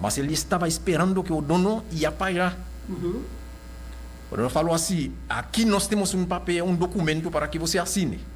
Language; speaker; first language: Portuguese; non-native, local second language; Haitian Creole